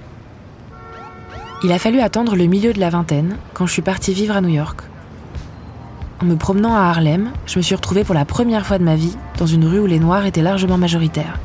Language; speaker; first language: French; native; French